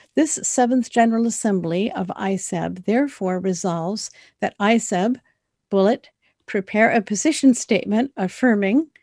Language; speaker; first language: English; native; English